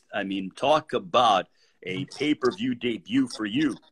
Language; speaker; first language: English; native; English